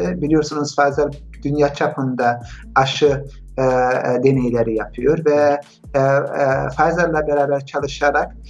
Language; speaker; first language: Turkish; early bilingual, heritage; Turkish